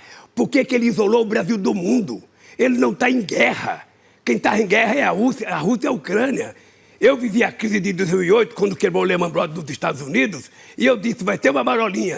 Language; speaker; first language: Portuguese; native; Portuguese